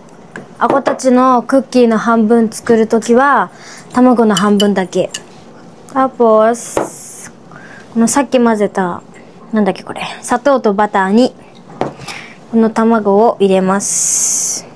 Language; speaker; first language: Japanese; early bilingual, other home language; Filipino